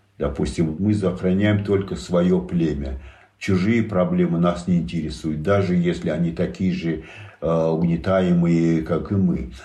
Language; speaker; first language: Russian; non-native, local second language; Tajik